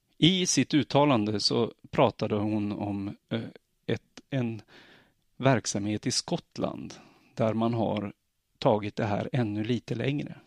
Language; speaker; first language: Swedish; native; Swedish